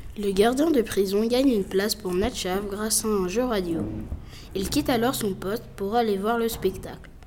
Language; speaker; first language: French; native; French